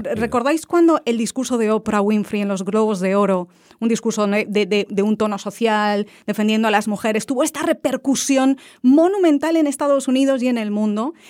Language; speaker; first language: Spanish; native; Spanish